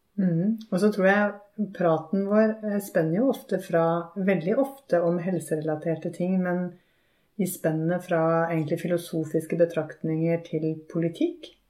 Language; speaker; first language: Norwegian; native; Norwegian